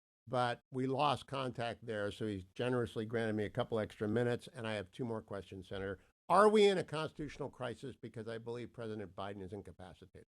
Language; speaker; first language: English; native; English